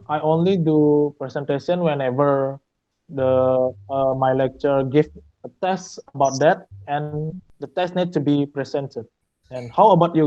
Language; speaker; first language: English; non-native, learner; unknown